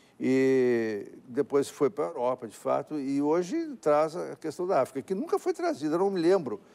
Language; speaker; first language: Portuguese; native; Portuguese